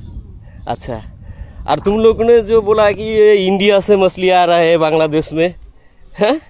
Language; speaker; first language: Hindi; non-native, learner; Bangla